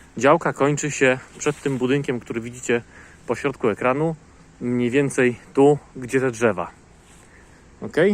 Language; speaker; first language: Polish; native; Polish